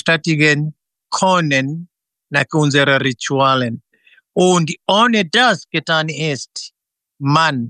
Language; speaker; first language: German; non-native, fluent; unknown